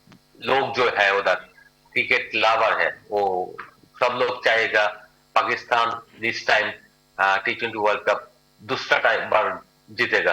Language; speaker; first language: Hindi; non-native, learner; Bangla